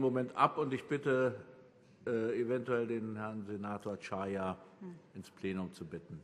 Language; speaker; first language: German; native; German